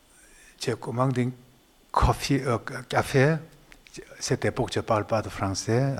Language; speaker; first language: French; non-native, learner; Korean